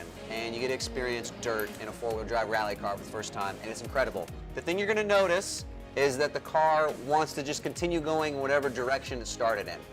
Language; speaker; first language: English; native; English